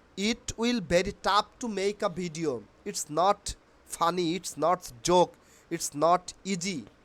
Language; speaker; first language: English; non-native, local second language; Bangla